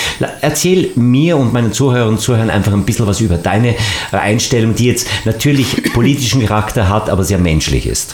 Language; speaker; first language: German; native; German